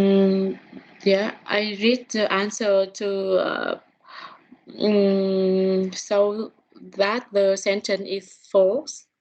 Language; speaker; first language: English; non-native, learner; Vietnamese